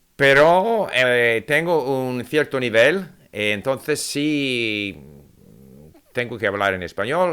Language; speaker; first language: Spanish; non-native, fluent; English